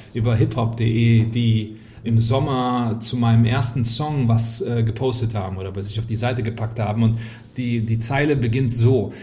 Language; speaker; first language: German; early bilingual, heritage; Polish